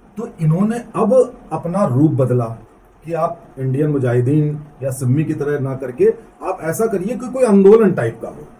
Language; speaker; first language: Hindi; native; Hindi